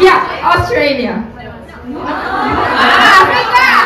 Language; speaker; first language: English; non-native, learner; Korean